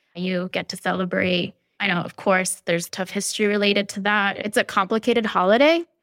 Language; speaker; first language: English; early bilingual, other home language; Spanish